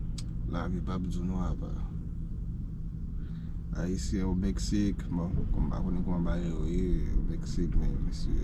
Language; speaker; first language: French; non-native, learner; Haitian Creole